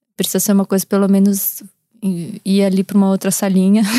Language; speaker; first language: Portuguese; native; Portuguese